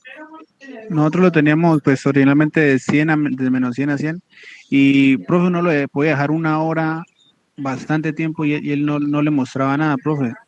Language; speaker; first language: Spanish; native; Spanish